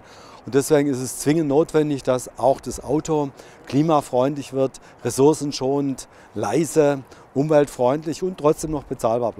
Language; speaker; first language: German; native; German